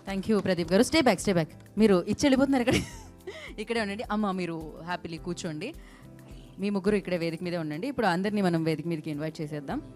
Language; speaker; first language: Telugu; native; Telugu